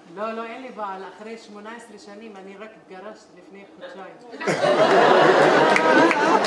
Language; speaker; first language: Hebrew; non-native, local second language; Arabic